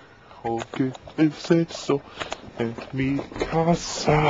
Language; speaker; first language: Spanish; non-native, learner; English